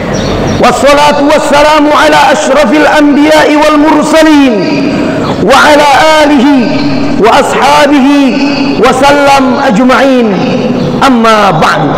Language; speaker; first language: Arabic; non-native, fluent; Indonesian